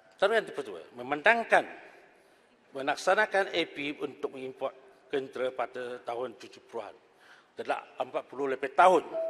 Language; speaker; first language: Malay; non-native, local second language; Chinese